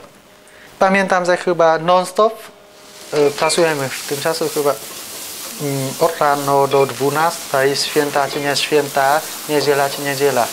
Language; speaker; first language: Polish; non-native, learner; Vietnamese